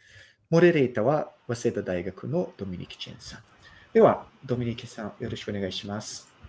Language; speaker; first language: Japanese; non-native, fluent; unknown